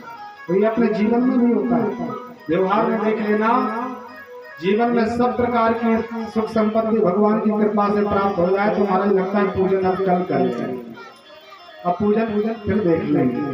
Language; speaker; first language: Hindi; native; Hindi